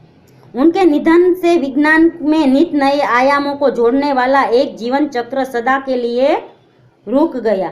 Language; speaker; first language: Hindi; non-native, local second language; Gujarati